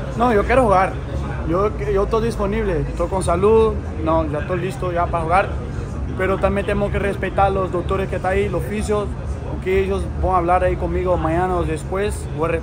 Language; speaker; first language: Spanish; non-native, learner; Portuguese